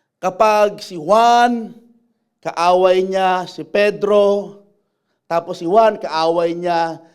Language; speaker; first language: Filipino; non-native, local second language; Iloko